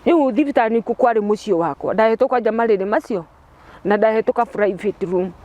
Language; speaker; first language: Kikuyu; non-native, local second language; Turkish